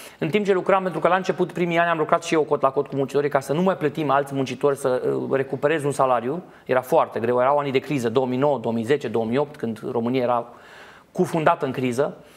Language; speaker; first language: Romanian; native; Romanian